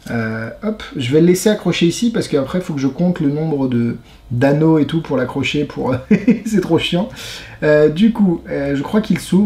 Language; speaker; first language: French; native; French